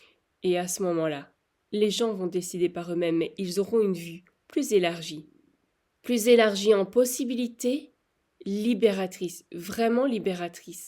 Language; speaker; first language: French; native; French